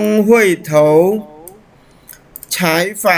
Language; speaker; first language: Chinese; non-native, fluent; Khmer